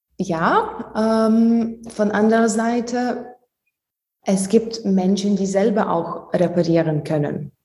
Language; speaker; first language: German; non-native, fluent; Lithuanian